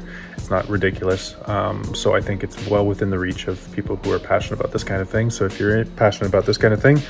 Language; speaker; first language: English; native; English